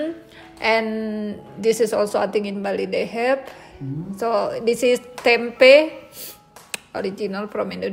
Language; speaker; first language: English; non-native, learner; Indonesian